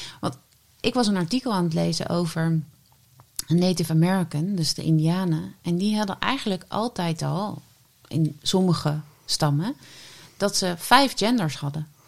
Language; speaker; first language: Dutch; native; Dutch